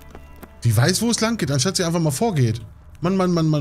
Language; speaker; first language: German; native; German